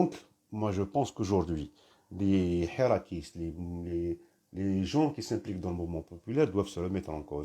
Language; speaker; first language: French; non-native, local second language; Kabyle